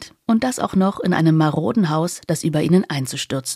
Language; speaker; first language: German; native; German